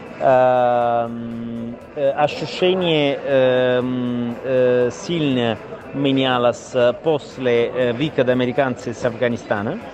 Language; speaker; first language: Russian; non-native, fluent; Italian